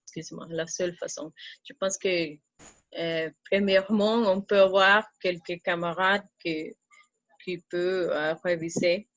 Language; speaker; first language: French; non-native, fluent; Spanish